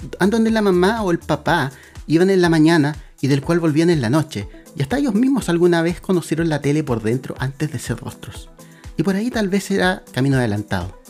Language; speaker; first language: Spanish; native; Spanish